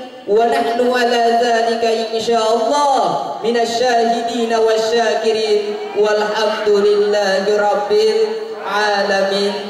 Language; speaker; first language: Arabic; non-native, learner; Indonesian